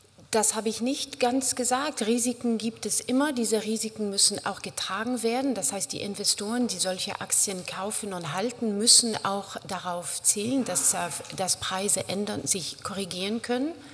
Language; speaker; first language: German; non-native, fluent; French